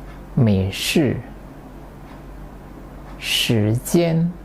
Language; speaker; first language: Chinese; non-native, fluent; Indonesian